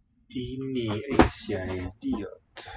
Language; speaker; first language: Welsh; non-native, learner; English